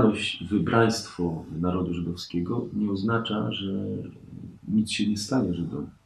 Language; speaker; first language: Polish; native; Polish